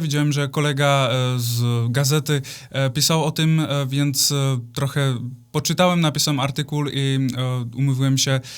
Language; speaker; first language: Polish; non-native, fluent; Czech